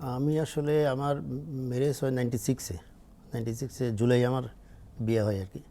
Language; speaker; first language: Bangla; native; Bangla